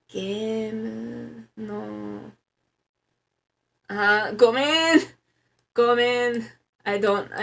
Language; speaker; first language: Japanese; non-native, learner; English